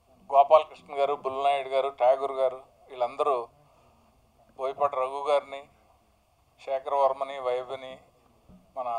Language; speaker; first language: Telugu; native; Telugu